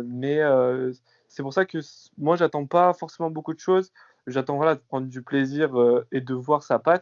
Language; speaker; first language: French; native; French